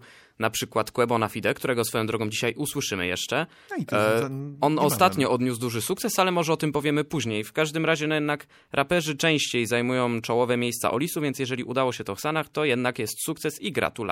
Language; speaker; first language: Polish; native; Polish